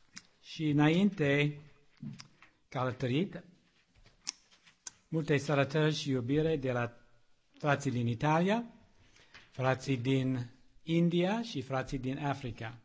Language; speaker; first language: Romanian; non-native, learner; English